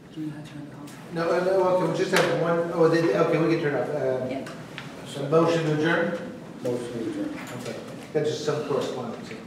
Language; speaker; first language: English; native; English